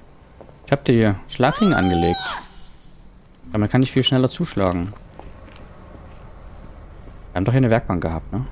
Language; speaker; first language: German; native; German